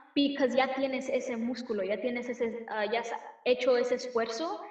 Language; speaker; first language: Spanish; early bilingual, heritage; Spanish